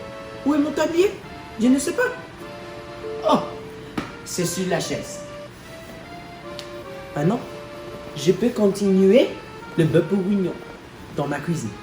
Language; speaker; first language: French; non-native, learner; English